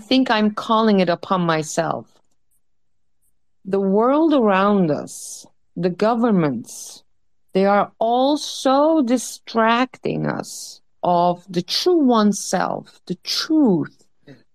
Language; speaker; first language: English; non-native, fluent; Dutch